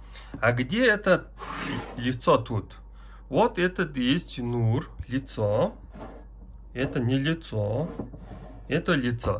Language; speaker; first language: Russian; non-native, learner; Mongolian